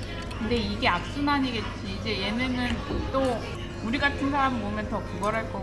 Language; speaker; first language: Korean; native; Korean